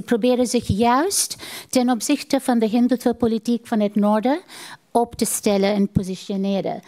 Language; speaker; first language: Dutch; non-native, fluent; Tamil